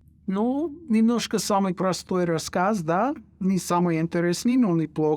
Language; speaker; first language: Russian; non-native, fluent; English